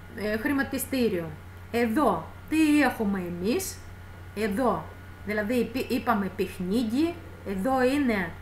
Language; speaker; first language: Greek; non-native, fluent; Russian